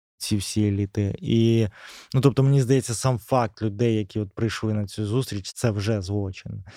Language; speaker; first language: Ukrainian; native; Ukrainian